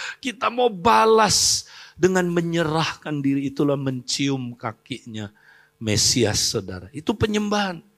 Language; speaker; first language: Indonesian; native; Indonesian